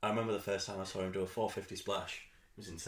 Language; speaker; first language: English; native; English